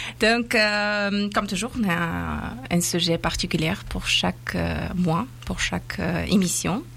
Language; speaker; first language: French; non-native, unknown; Persian